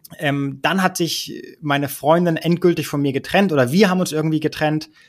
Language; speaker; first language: German; early bilingual, heritage; German